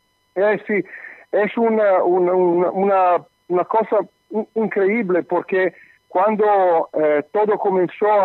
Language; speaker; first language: Spanish; non-native, learner; Italian